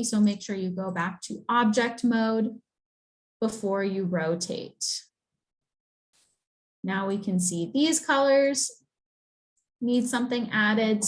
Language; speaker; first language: English; native; English